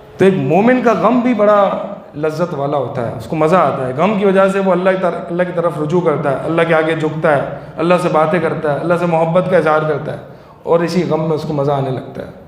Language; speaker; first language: Urdu; native; Urdu